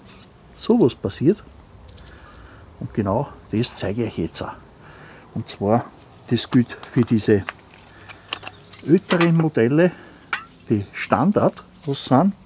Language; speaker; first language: German; native; German